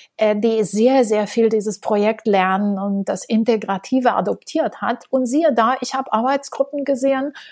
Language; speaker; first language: German; non-native, fluent; Romanian